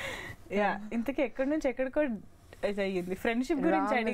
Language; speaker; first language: Telugu; native; Telugu